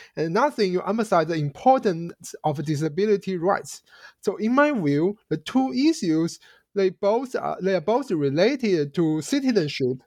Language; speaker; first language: English; non-native, fluent; Chinese